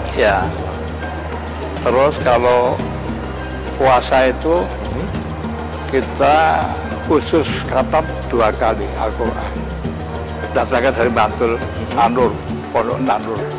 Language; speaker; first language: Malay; non-native, local second language; Javanese